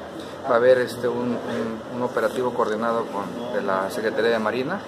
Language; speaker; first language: Spanish; native; Spanish